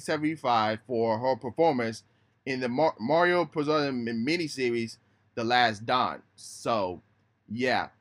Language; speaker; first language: English; native; English